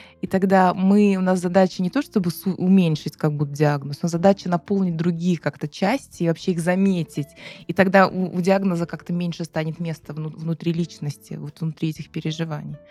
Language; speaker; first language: Russian; native; Russian